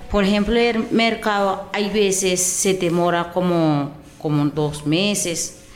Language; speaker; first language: Spanish; non-native, local second language; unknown